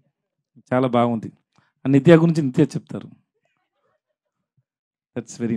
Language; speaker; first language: Telugu; non-native, learner; Tamil